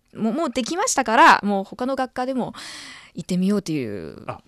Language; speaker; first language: Japanese; non-native, fluent; Chinese